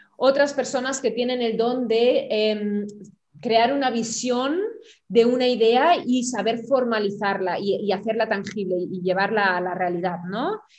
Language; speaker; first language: Spanish; non-native, fluent; German